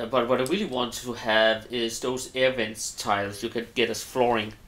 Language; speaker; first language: English; non-native, fluent; Danish